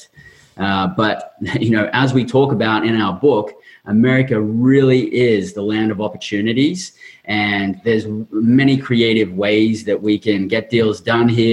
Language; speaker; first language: English; native; English